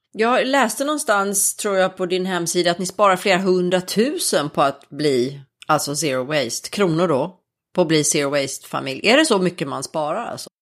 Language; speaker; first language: Swedish; native; Swedish